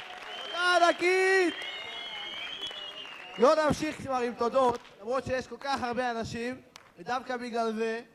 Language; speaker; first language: Hebrew; native; Hebrew